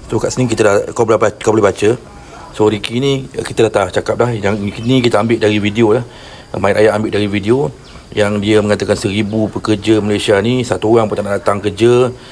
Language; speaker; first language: Malay; native; Malay